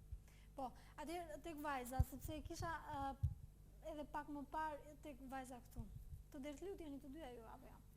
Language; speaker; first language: Albanian; native; Albanian